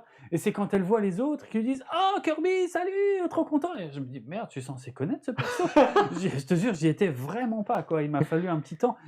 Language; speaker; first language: French; native; French